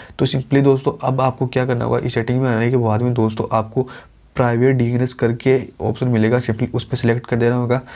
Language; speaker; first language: Hindi; native; Hindi